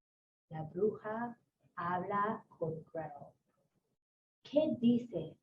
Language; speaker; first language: Spanish; non-native, fluent; English